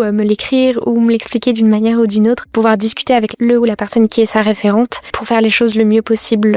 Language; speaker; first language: French; native; French